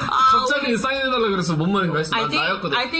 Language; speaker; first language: Korean; native; Korean